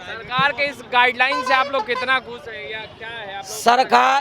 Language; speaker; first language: Hindi; native; Hindi